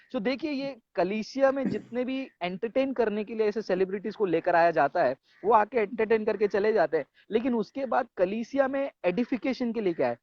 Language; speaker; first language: Hindi; non-native, local second language; Tamil